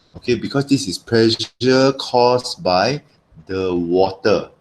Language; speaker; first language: English; non-native, local second language; Malay